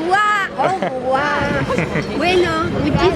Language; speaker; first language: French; non-native, learner; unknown